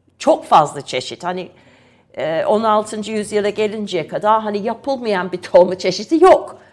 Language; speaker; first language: Turkish; non-native, fluent; English